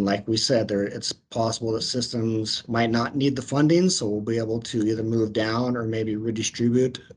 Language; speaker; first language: English; native; English